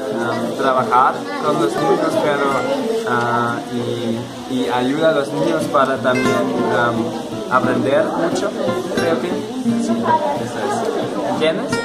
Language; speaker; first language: Spanish; non-native, learner; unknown